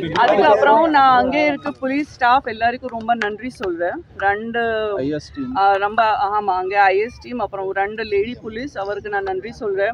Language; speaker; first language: Tamil; non-native, local second language; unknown